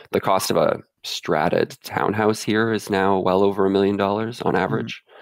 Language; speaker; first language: English; native; English